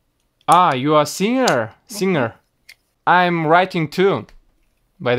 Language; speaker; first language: English; non-native, learner; Russian